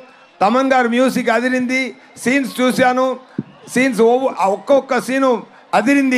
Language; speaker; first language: Telugu; non-native, learner; Tamil